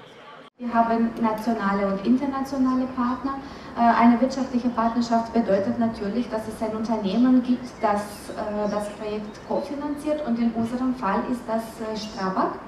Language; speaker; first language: German; non-native, fluent; Romanian